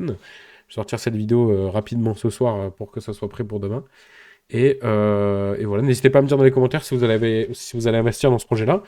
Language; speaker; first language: French; native; French